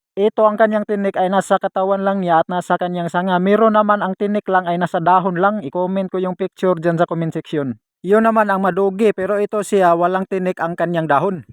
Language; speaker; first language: Filipino; non-native, local second language; Cebuano